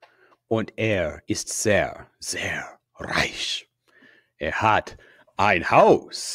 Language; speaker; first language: German; non-native, fluent; English